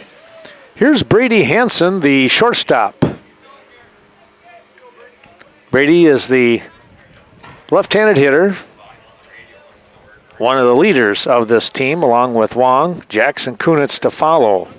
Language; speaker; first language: English; native; English